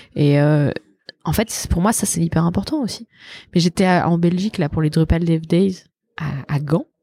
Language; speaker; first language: French; native; French